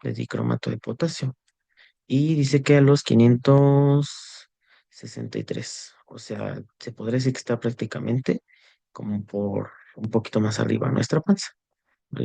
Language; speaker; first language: Spanish; native; Spanish